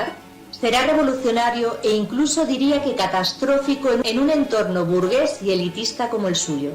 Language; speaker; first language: Spanish; native; Spanish